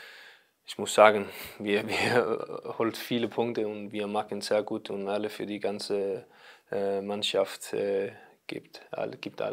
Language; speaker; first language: German; non-native, learner; Danish